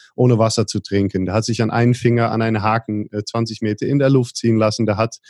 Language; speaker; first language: German; non-native, fluent; Dutch